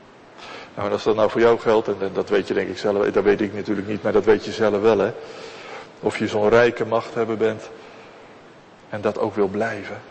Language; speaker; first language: Dutch; native; Dutch